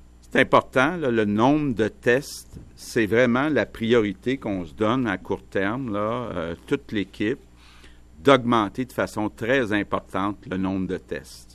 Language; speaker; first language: French; native; French